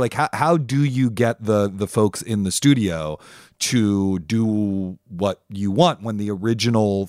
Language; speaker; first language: English; native; English